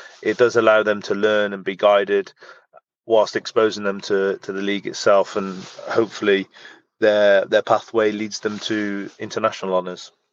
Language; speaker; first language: English; native; English